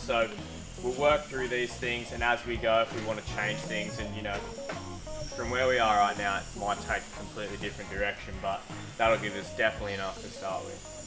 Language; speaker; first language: English; native; English